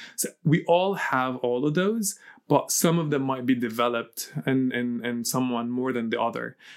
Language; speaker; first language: English; early bilingual, heritage; Arabic